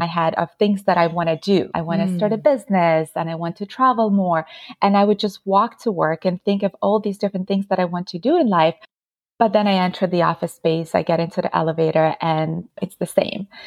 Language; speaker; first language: English; non-native, fluent; Ukrainian